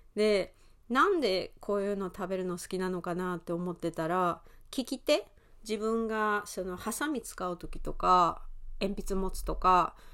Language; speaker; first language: Japanese; native; Japanese